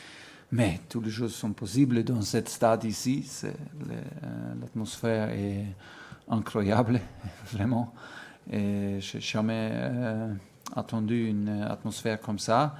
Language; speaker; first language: French; non-native, fluent; German